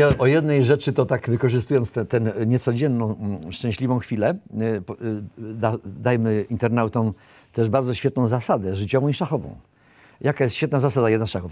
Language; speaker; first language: Polish; native; Polish